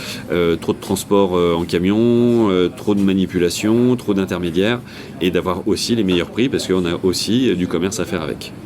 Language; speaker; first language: French; native; French